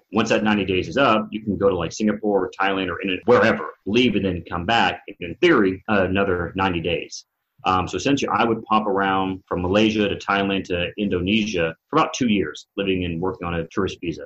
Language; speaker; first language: English; native; English